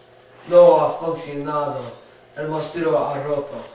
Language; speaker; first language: Spanish; non-native, learner; English